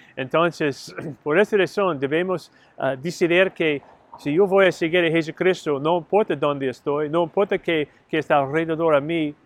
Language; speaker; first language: Spanish; non-native, learner; English